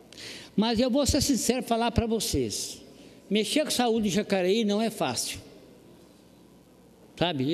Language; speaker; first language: Portuguese; native; Portuguese